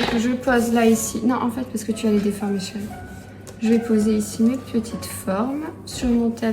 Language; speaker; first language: French; native; French